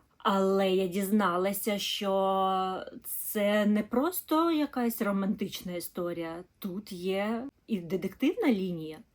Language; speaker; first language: Ukrainian; non-native, local second language; Russian